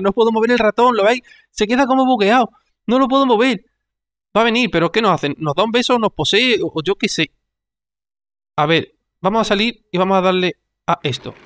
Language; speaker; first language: Spanish; native; Spanish